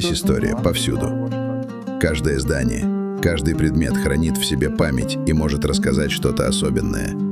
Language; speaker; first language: Russian; native; Russian